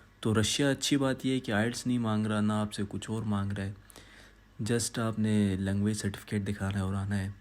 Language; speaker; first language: Urdu; non-native, local second language; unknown